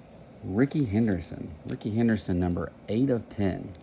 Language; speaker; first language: English; native; English